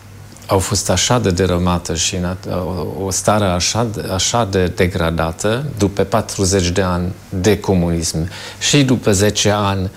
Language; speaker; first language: Romanian; non-native, fluent; German